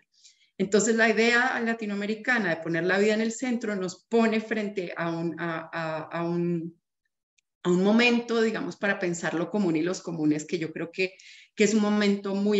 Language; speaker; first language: Spanish; native; Spanish